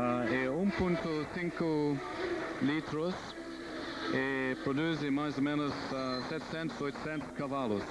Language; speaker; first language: Portuguese; non-native, learner; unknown